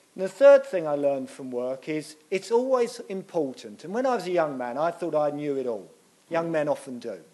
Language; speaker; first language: English; native; English